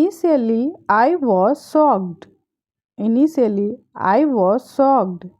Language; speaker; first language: English; non-native, fluent; Hindi